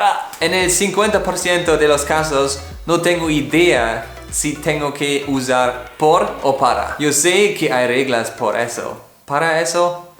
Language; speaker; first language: Spanish; non-native, fluent; German